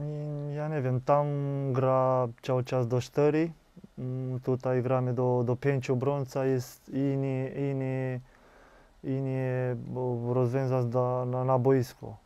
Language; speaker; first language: Polish; non-native, learner; Romanian